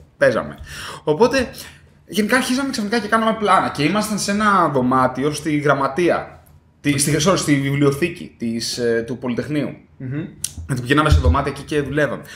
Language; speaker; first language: Greek; native; Greek